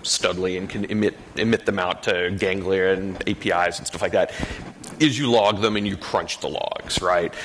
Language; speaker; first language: English; native; English